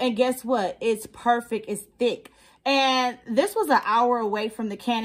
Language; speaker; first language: English; native; English